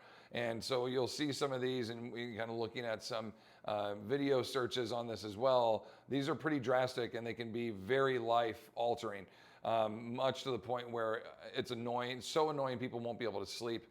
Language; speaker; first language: English; native; English